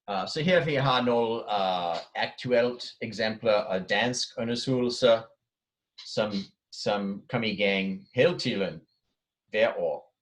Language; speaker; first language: Danish; non-native, fluent; English